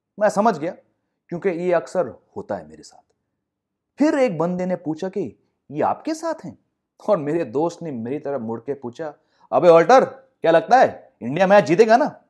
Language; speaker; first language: Hindi; non-native, local second language; English